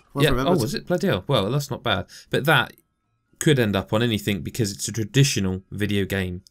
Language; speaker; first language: English; native; English